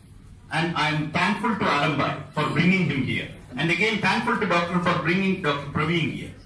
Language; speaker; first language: Hindi; non-native, fluent; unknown